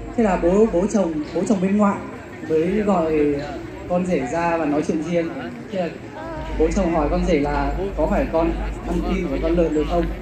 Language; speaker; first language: Vietnamese; non-native, local second language; Hmong